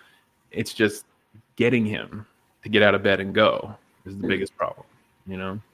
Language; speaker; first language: English; native; English